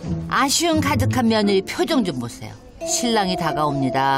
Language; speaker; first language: Korean; native; Korean